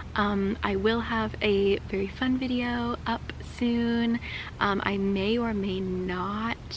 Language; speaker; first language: English; native; English